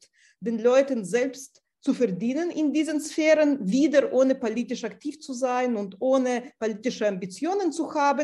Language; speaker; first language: German; non-native, fluent; Russian